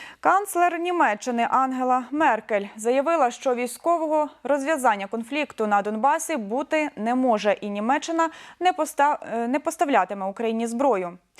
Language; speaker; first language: Ukrainian; native; Ukrainian